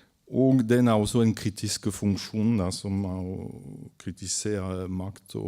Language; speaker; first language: Norwegian; non-native, fluent; French